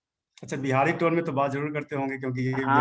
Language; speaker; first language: Hindi; native; Hindi